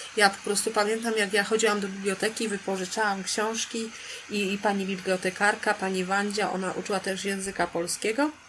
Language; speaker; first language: Polish; native; Polish